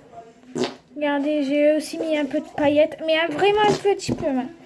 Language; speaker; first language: French; native; French